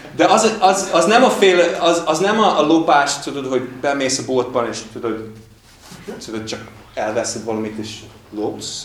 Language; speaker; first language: Hungarian; non-native, fluent; English